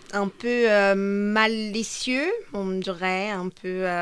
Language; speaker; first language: French; non-native, fluent; Portuguese